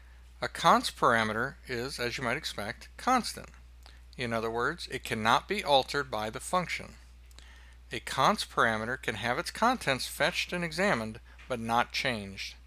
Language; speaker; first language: English; native; English